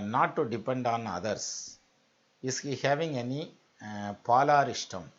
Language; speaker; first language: English; non-native, local second language; Tamil